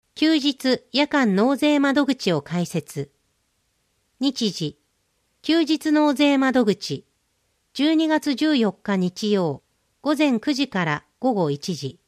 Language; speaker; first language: Japanese; native; Japanese